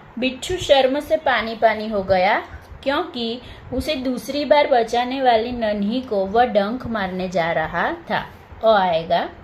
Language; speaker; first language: Hindi; non-native, local second language; Gujarati